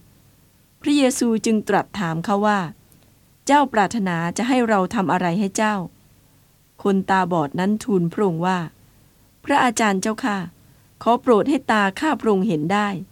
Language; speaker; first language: Thai; native; Thai